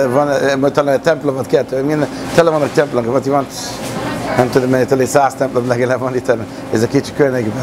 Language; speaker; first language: Hungarian; early bilingual, heritage; Hungarian